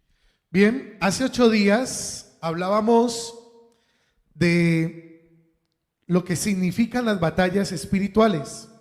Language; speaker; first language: Spanish; native; Spanish